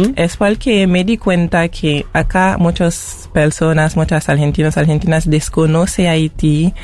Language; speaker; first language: Spanish; non-native, fluent; Haitian Creole